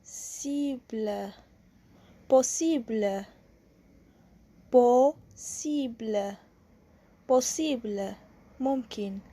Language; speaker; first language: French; non-native, local second language; Arabic